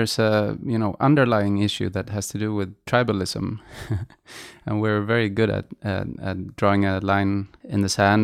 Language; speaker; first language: English; non-native, fluent; Swedish